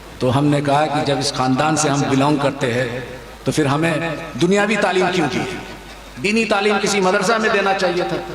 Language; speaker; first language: Hindi; non-native, fluent; Chinese